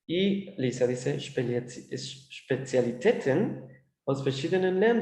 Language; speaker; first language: German; non-native, learner; Spanish